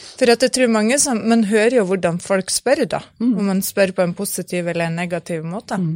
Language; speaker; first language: Norwegian; native; Norwegian